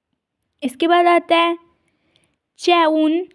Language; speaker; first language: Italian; non-native, fluent; Urdu